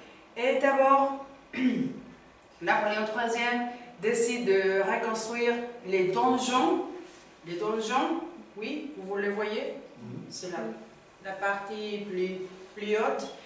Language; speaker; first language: French; non-native, learner; Spanish